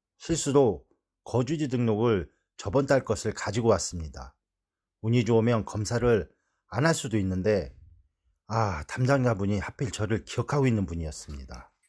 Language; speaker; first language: Korean; native; Korean